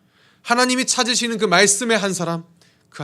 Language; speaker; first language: Korean; native; Korean